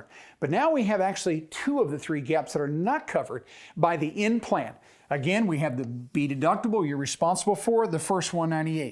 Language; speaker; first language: English; native; English